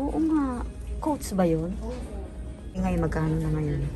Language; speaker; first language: Filipino; native; Filipino